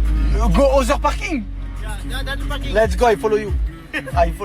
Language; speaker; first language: English; non-native, learner; French